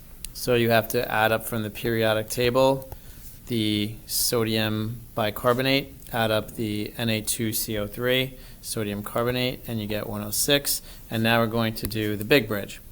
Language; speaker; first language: English; native; English